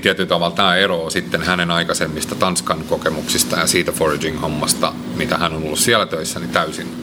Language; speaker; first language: Finnish; native; Finnish